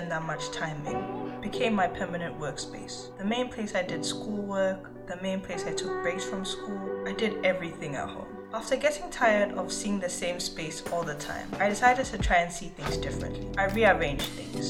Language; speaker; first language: English; non-native, local second language; Akan